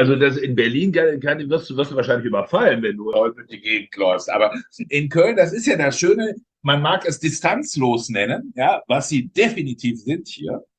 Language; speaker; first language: German; native; German